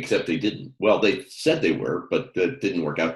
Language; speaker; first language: English; native; English